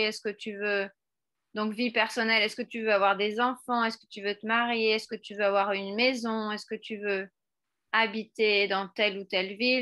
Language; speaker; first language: French; non-native, fluent; Spanish